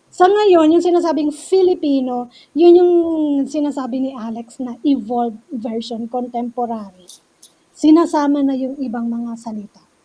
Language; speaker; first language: Filipino; native; Filipino